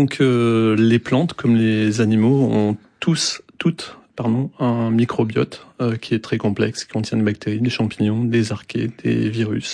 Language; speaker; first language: French; native; French